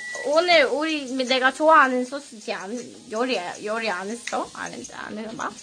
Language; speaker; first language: Korean; non-native, learner; Swedish